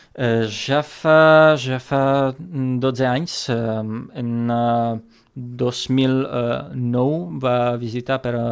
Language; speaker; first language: Catalan; non-native, fluent; Czech